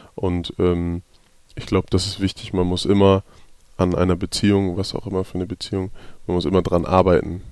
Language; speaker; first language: German; native; German